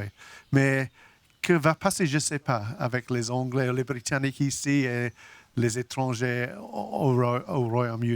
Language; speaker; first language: French; non-native, learner; English